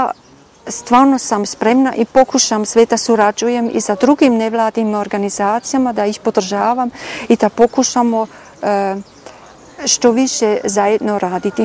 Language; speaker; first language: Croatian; non-native, fluent; German